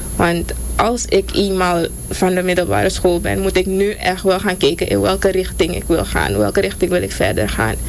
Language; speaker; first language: Dutch; native; Dutch